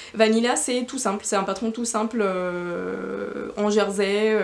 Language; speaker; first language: French; non-native, fluent; Spanish